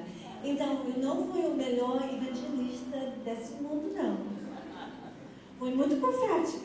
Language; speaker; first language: Portuguese; non-native, fluent; English